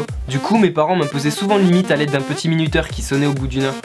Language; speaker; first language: French; native; French